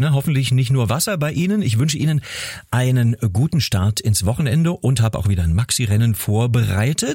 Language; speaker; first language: German; native; German